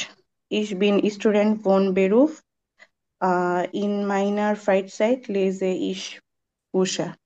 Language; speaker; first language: German; non-native, learner; Bangla